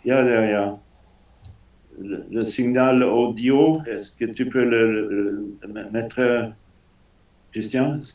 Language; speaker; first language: French; non-native, fluent; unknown